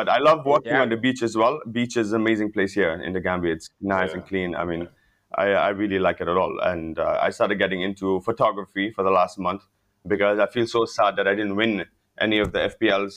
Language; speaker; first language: English; non-native, local second language; Wolof